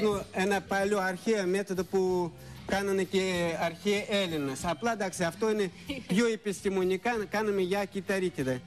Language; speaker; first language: Greek; non-native, fluent; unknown